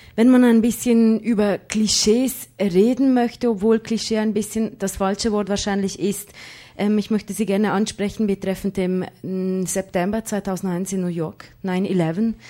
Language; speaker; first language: German; native; German